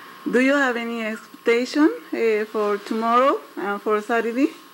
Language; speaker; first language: English; non-native, learner; Spanish